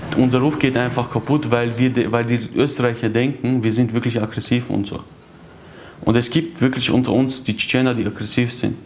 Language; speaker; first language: German; early bilingual, other home language; Chechen